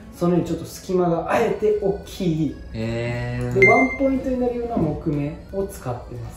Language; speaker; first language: Japanese; native; Japanese